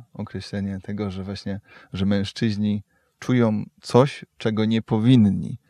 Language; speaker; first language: Polish; native; Polish